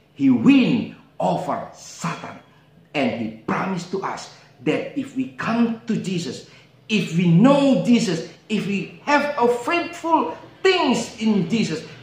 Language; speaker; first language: English; non-native, learner; Indonesian